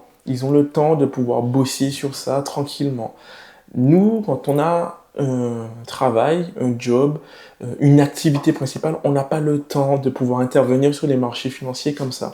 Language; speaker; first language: French; native; French